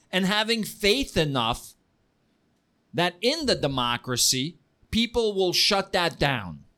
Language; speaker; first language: English; early bilingual, heritage; Ukrainian